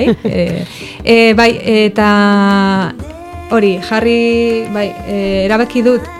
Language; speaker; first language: Basque; non-native, local second language; Spanish